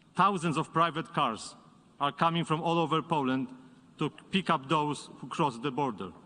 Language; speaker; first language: English; non-native, fluent; Polish